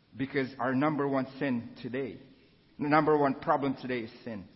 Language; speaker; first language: English; non-native, local second language; Filipino